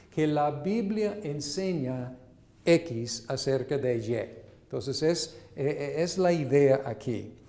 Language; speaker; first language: Spanish; non-native, fluent; English